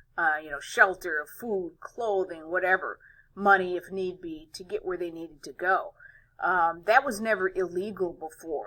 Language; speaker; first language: English; native; English